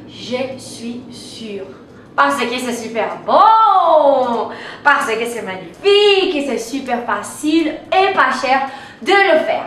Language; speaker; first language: French; non-native, fluent; Portuguese